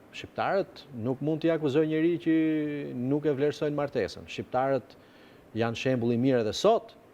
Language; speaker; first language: Albanian; native; Albanian